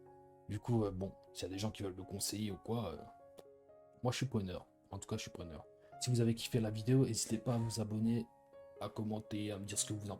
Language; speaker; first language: French; native; French